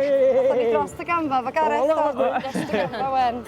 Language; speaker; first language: Welsh; native; Welsh